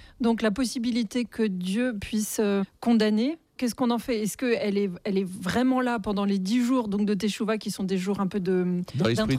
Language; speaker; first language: French; native; French